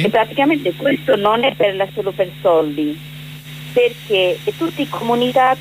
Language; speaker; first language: Italian; non-native, learner; Bangla